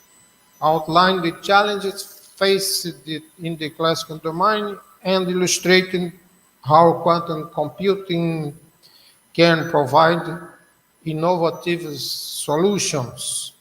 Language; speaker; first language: English; non-native, learner; Portuguese